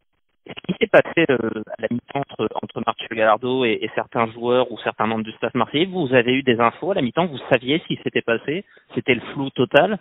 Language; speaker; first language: French; native; French